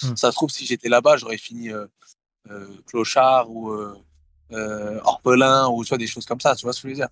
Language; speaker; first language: French; early bilingual, other home language; Thai